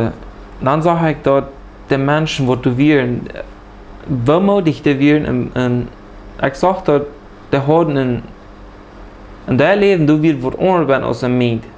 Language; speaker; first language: German; early bilingual, heritage; Plautdietsch